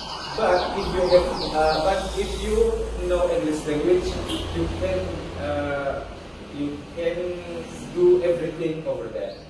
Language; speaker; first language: English; non-native, learner; Indonesian